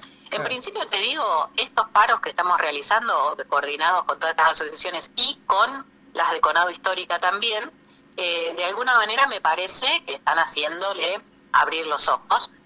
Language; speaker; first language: Spanish; native; Spanish